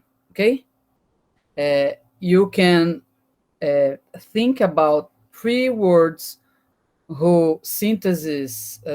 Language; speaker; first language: English; non-native, learner; Portuguese